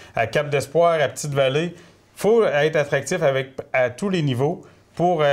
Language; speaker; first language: French; native; French